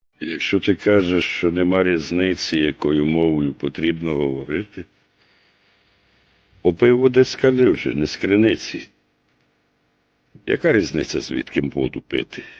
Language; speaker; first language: Ukrainian; native; Ukrainian